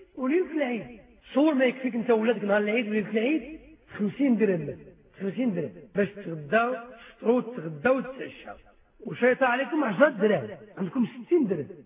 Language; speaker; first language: Arabic; native; Arabic